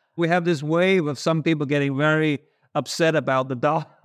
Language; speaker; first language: English; non-native, fluent; Danish